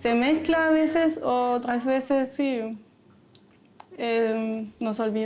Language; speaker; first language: Spanish; non-native, fluent; German